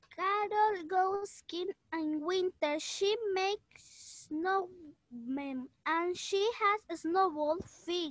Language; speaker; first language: English; non-native, learner; Spanish